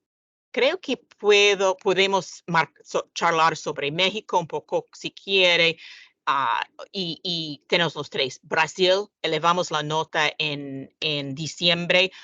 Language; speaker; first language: Spanish; non-native, fluent; English